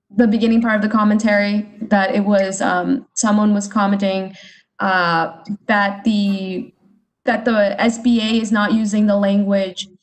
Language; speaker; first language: English; early bilingual, other home language; Spanish